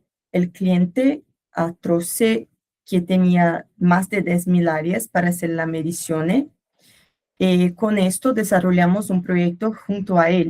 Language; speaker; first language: Spanish; non-native, learner; Portuguese